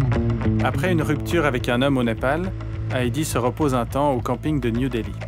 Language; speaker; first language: French; native; French